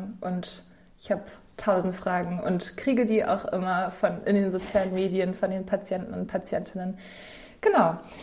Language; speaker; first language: German; native; German